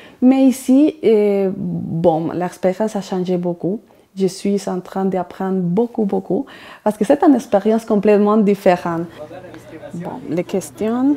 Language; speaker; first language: French; non-native, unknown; Spanish